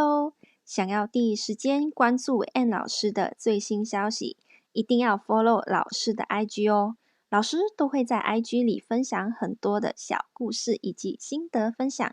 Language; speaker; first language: Chinese; native; Chinese